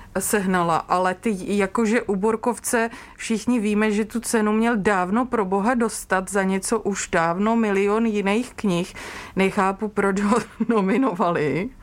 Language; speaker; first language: Czech; native; Czech